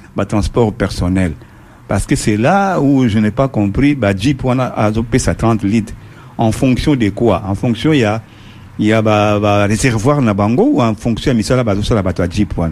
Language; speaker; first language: French; non-native, local second language; Lingala